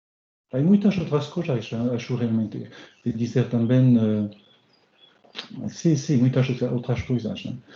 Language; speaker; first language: Portuguese; non-native, learner; French